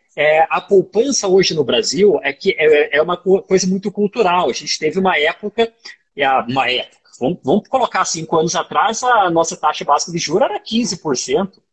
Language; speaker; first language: Portuguese; native; Portuguese